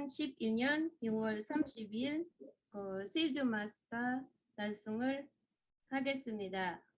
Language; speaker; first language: Korean; non-native, fluent; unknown